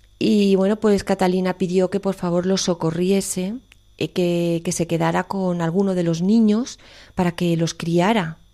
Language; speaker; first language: Spanish; native; Spanish